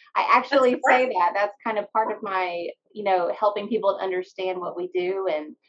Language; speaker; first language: English; native; English